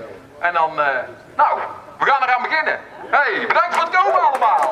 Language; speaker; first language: Dutch; native; Dutch